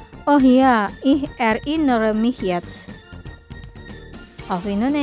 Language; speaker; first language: German; non-native, learner; Indonesian